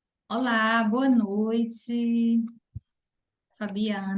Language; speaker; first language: Portuguese; native; Portuguese